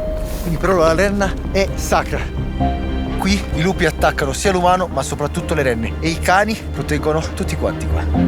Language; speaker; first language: Italian; native; Italian